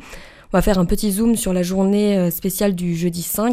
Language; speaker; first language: French; native; French